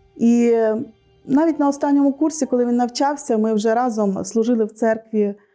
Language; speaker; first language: Ukrainian; native; Ukrainian